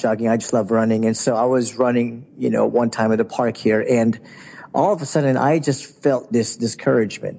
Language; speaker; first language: English; non-native, local second language; Filipino